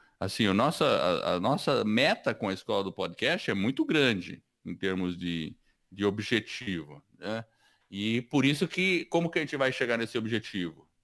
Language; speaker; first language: Portuguese; early bilingual, other home language; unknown